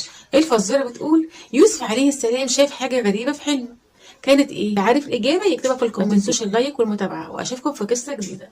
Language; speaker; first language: Arabic; native; Arabic